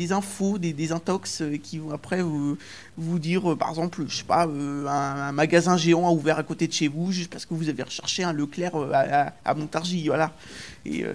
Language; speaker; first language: French; native; French